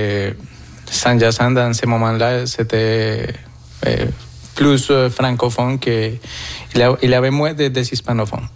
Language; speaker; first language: French; non-native, fluent; Spanish